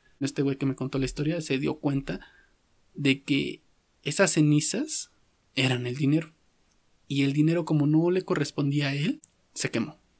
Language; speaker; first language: Spanish; native; Spanish